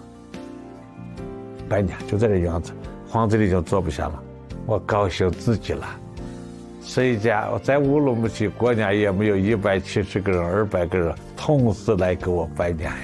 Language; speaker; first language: Chinese; native; Chinese